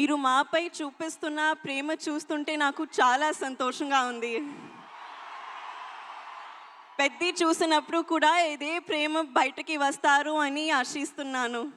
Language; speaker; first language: Telugu; non-native, learner; Hindi